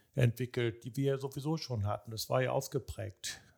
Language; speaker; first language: German; early bilingual, other home language; Turkish